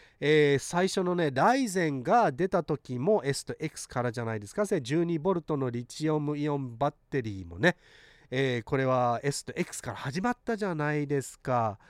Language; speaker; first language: Japanese; early bilingual, heritage; Japanese